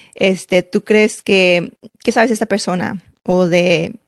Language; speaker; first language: Spanish; early bilingual, heritage; Spanish